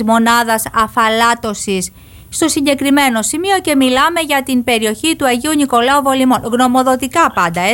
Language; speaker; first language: Greek; native; Greek